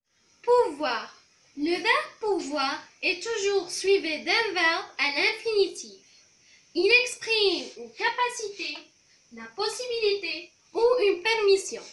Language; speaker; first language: French; non-native, local second language; Arabic